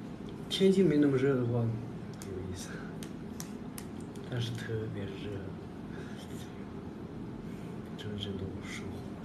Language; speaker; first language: Chinese; non-native, local second language; Tibetan